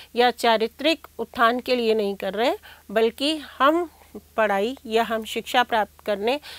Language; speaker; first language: Hindi; native; Hindi